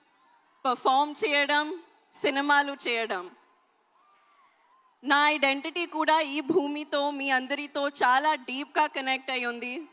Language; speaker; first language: Telugu; non-native, learner; Hindi